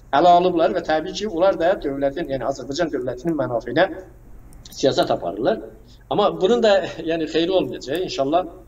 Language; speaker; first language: Azerbaijani; non-native, local second language; Talysh